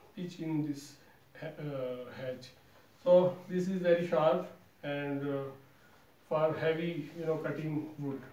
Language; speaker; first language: English; non-native, local second language; Urdu